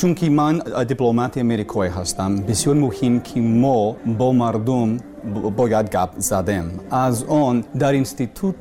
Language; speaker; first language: Persian; non-native, learner; English